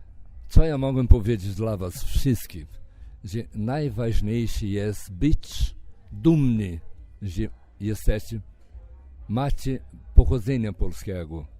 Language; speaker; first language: Polish; non-native, fluent; Portuguese